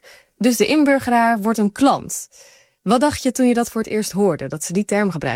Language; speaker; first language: Dutch; native; Dutch